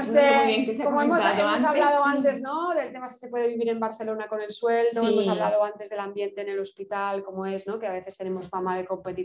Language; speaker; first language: Spanish; native; Spanish